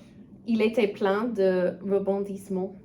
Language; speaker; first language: French; non-native, learner; English